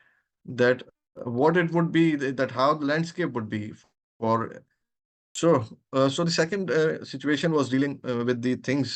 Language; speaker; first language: English; non-native, local second language; Urdu